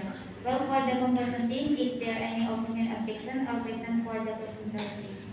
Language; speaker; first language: English; non-native, learner; Indonesian